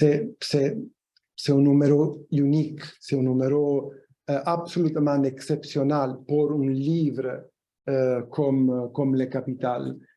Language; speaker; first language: French; non-native, fluent; Italian